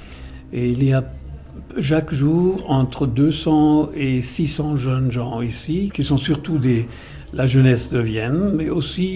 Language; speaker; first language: French; non-native, fluent; German